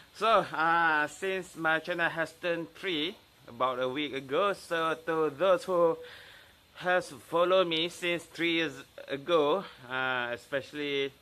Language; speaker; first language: English; non-native, local second language; Malay